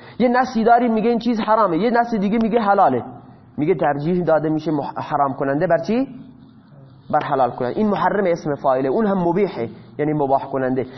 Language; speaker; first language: Persian; non-native, local second language; Baluchi